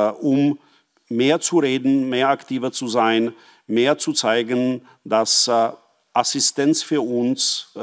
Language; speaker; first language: German; non-native, fluent; Czech